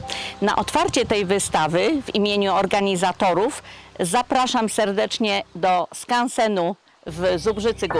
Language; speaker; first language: Polish; native; Polish